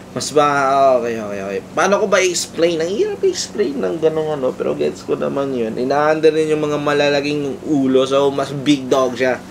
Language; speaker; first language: Filipino; non-native, local second language; Cebuano